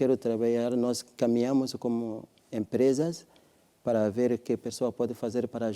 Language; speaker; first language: Portuguese; non-native, learner; French